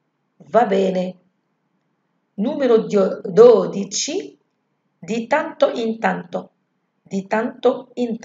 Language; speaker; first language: Italian; non-native, learner; Arabic